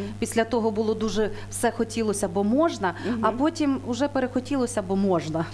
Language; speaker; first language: Ukrainian; native; Ukrainian